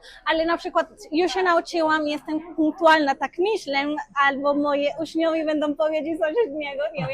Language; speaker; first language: Polish; non-native, fluent; Spanish